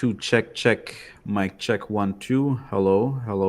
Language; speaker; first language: English; native; English